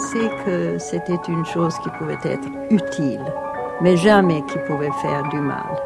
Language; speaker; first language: French; non-native, fluent; Italian